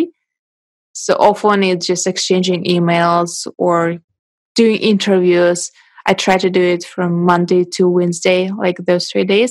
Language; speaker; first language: English; non-native, fluent; Russian